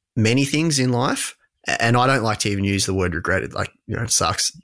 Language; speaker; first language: English; native; English